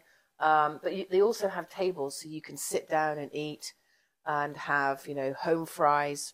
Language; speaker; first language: English; native; English